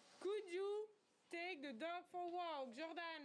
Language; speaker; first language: English; non-native, fluent; French